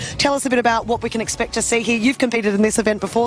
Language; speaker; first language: English; native; English